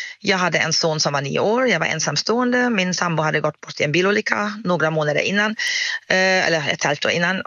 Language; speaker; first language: Swedish; non-native, fluent; German